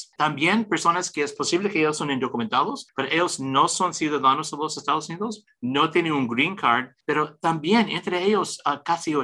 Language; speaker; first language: Spanish; early bilingual, heritage; English